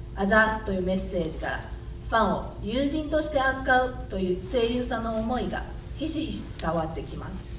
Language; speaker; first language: Japanese; non-native, fluent; Chinese